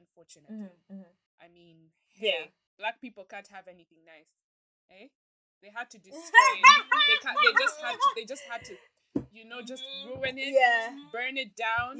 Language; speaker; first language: English; non-native, local second language; Ganda